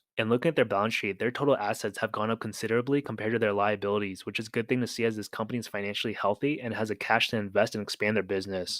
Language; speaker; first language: English; native; English